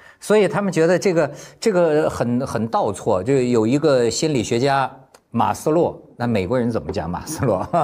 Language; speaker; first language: Chinese; native; Chinese